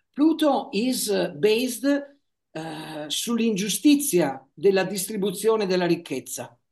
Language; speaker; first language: Italian; native; Italian